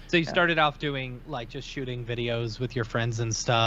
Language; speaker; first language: English; native; English